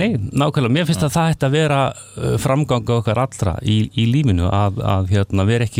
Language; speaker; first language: Icelandic; native; Icelandic